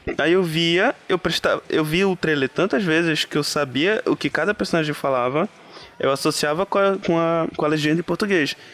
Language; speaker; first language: Portuguese; native; Portuguese